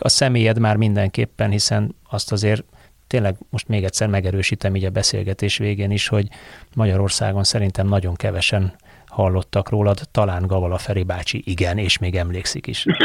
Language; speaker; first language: Hungarian; native; Hungarian